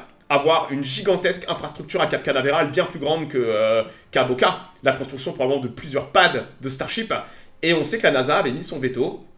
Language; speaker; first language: French; native; French